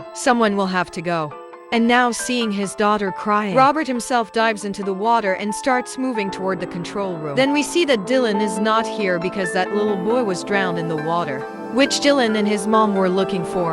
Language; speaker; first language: English; non-native, local second language; Hindi